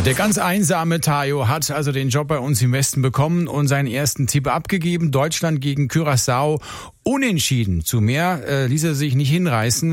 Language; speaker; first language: German; native; German